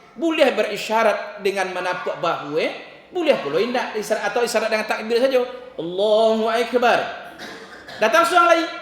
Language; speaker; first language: Malay; non-native, local second language; Minangkabau